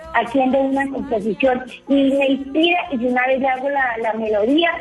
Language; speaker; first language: Spanish; native; Spanish